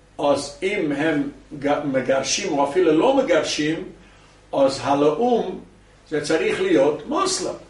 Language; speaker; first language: Hebrew; non-native, fluent; English